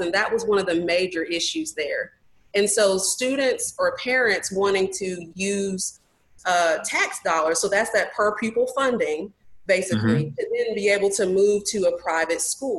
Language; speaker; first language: English; native; English